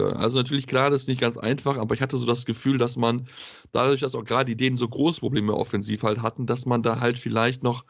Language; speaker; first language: German; native; German